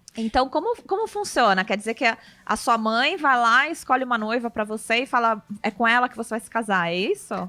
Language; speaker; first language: Portuguese; native; Portuguese